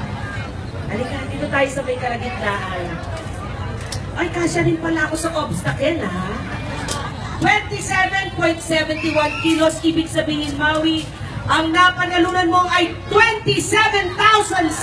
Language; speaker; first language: Filipino; native; Filipino